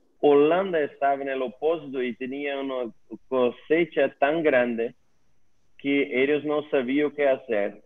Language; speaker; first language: Spanish; non-native, learner; Dutch